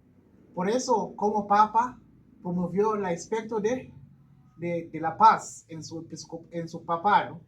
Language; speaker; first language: Spanish; non-native, learner; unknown